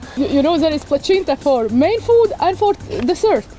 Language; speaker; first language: English; non-native, fluent; Latvian